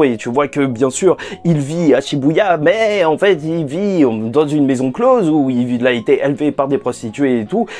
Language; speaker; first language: French; native; French